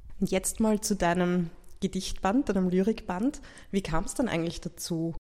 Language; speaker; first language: German; native; German